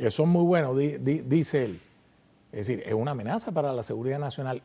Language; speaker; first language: Spanish; native; Spanish